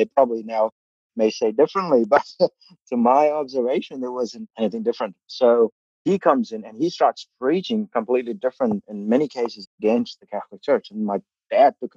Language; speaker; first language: English; non-native, local second language; Malayalam